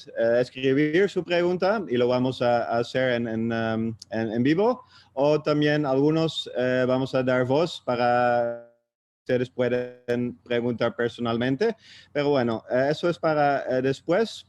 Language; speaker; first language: Spanish; non-native, fluent; Dutch